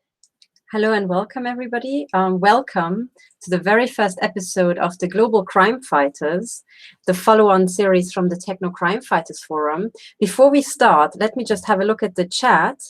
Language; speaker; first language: English; non-native, fluent; Romanian